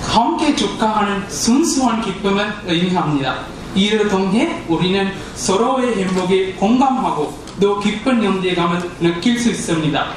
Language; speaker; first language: Korean; non-native, fluent; Sinhala